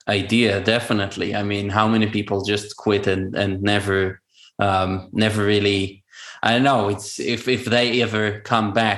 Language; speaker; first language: English; non-native, fluent; Hebrew